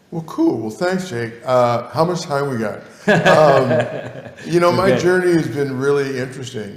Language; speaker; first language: English; native; English